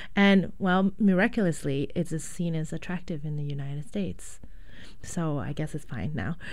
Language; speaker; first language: English; non-native, local second language; Cantonese